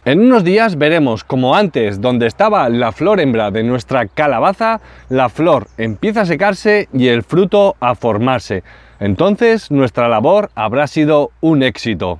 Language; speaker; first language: Spanish; native; Spanish